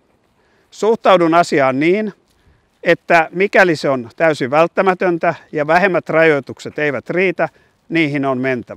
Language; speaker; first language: Finnish; native; Finnish